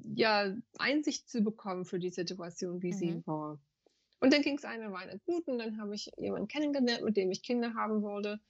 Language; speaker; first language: German; non-native, fluent; English